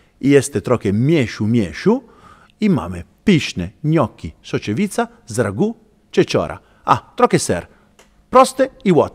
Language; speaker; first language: Polish; non-native, learner; Italian